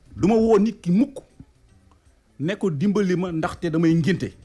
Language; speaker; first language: Wolof; non-native, local second language; Fula